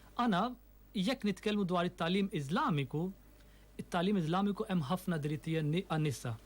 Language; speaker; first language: Maltese; non-native, fluent; Urdu